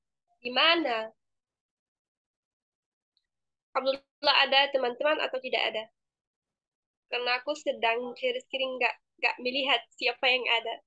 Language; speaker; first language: Indonesian; non-native, fluent; Arabic